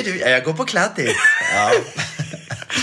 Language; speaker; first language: Swedish; native; Swedish